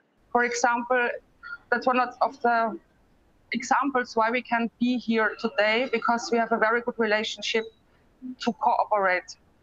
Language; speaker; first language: English; non-native, fluent; German